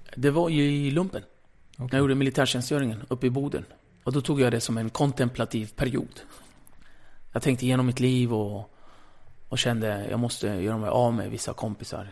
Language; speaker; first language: Swedish; early bilingual, other home language; Kurdish